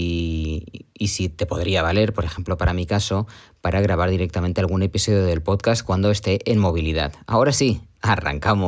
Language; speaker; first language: Spanish; native; Spanish